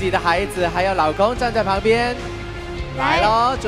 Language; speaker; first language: Chinese; native; Chinese